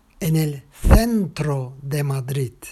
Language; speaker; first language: Spanish; non-native, fluent; Turkish